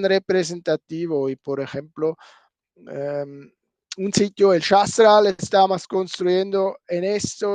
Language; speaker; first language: Spanish; non-native, fluent; German